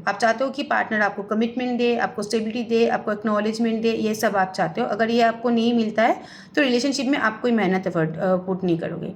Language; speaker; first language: Hindi; non-native, local second language; Bangla